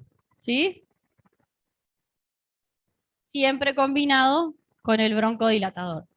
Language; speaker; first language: Spanish; native; Spanish